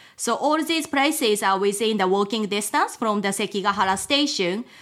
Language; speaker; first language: English; non-native, fluent; Japanese